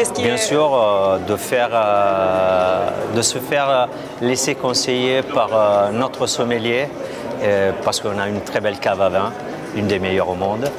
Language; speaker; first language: French; non-native, fluent; Italian